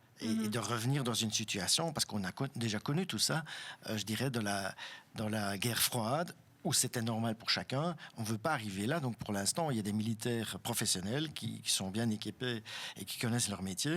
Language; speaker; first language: French; non-native, local second language; German